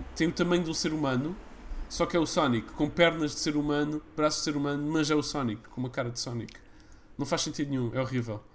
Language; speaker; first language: Portuguese; early bilingual, other home language; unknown